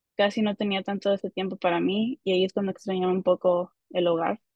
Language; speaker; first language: Spanish; early bilingual, heritage; Spanish